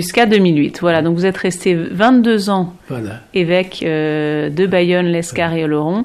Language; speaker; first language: French; native; French